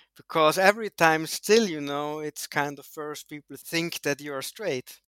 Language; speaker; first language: English; non-native, fluent; German